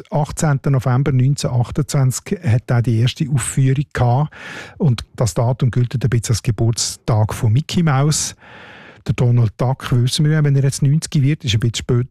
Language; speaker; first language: German; native; German